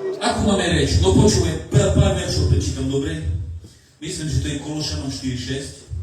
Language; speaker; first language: Slovak; non-native, local second language; Romany